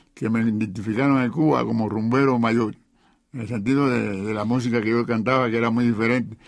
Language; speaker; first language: Spanish; native; Spanish